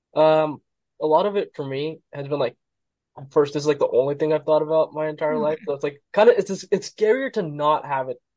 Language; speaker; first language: English; native; English